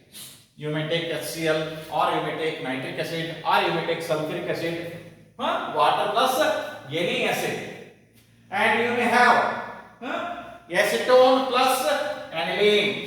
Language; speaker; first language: English; non-native, local second language; Kannada